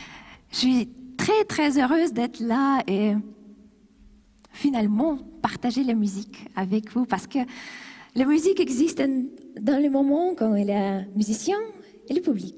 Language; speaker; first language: French; non-native, fluent; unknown